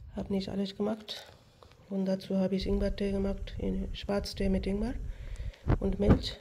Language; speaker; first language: German; non-native, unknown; Bangla